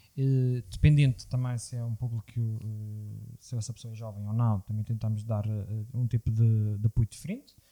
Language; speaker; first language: Portuguese; native; Portuguese